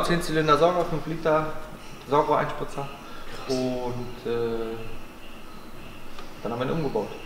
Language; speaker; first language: German; native; German